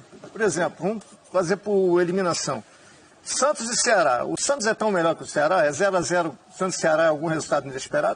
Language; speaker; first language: Portuguese; native; Portuguese